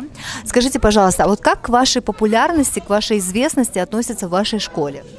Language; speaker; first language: Russian; native; Russian